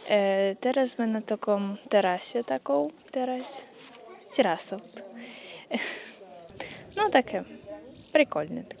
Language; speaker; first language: Slovak; non-native, learner; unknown